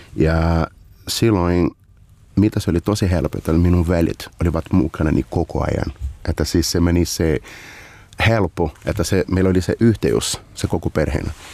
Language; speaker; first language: Finnish; non-native, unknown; Portuguese